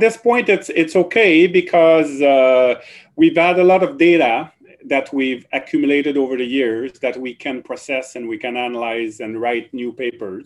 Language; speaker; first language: English; non-native, fluent; French